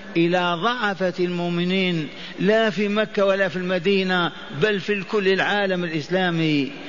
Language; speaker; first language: Arabic; native; Arabic